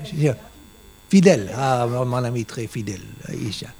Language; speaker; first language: French; non-native, learner; English